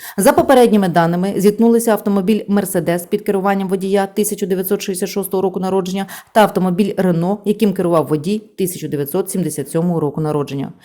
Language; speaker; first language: Ukrainian; native; Ukrainian